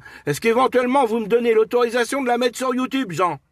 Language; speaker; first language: French; native; French